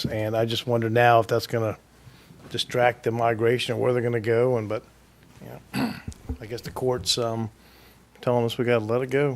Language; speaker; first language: English; native; English